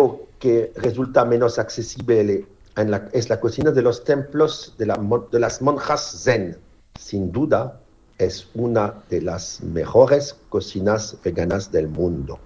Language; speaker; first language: Spanish; non-native, fluent; French